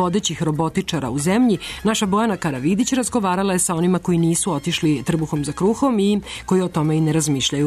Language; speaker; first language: Serbian; native; Serbian